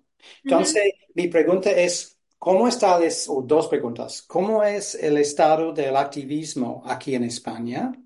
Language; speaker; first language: Spanish; non-native, fluent; English